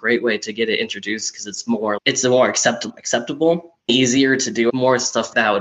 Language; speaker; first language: English; native; English